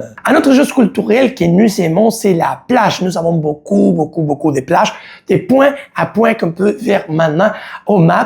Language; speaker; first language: French; non-native, learner; Spanish